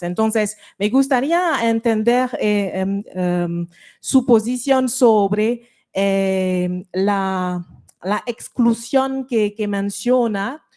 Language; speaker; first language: Spanish; non-native, fluent; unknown